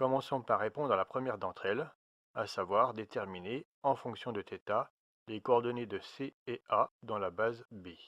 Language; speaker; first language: French; native; French